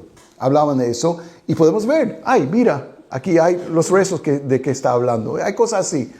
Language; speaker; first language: Spanish; non-native, fluent; English